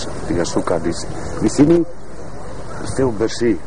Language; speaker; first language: Indonesian; non-native, learner; Dutch